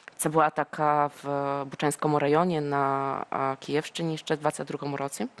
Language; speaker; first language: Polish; native; Polish